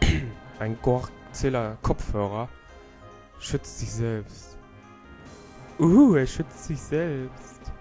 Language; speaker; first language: German; native; German